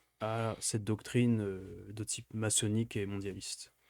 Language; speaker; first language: French; native; French